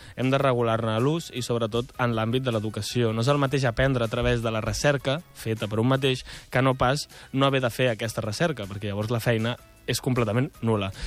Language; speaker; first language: Catalan; native; Catalan